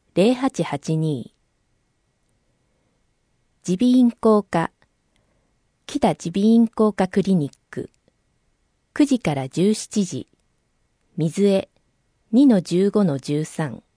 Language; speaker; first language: Japanese; native; Japanese